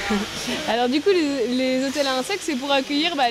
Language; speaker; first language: French; native; French